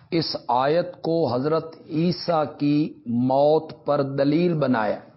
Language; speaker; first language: Urdu; non-native, local second language; Punjabi